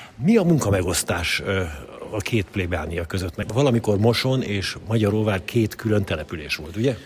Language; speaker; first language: Hungarian; native; Hungarian